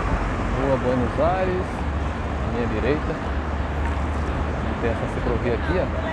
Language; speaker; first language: Portuguese; native; Portuguese